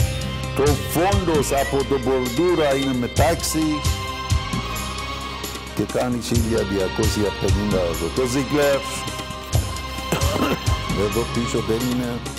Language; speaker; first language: Greek; non-native, learner; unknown